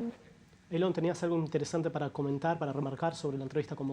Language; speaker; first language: Spanish; native; Spanish